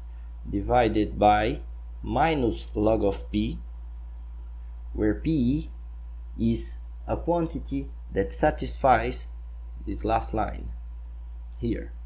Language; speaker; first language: English; non-native, fluent; Portuguese